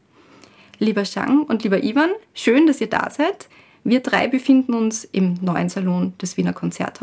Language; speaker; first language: German; native; German